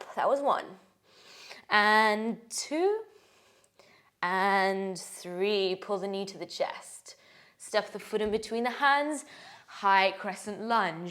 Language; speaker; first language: English; native; English